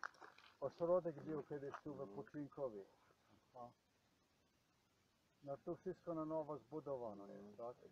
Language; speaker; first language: Polish; non-native, learner; Croatian